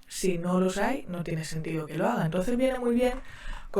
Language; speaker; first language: Spanish; native; Spanish